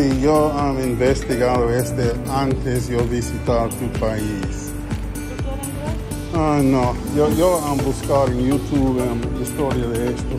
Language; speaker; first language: Spanish; non-native, learner; English